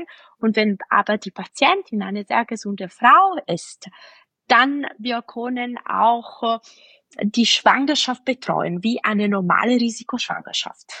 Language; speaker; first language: German; non-native, fluent; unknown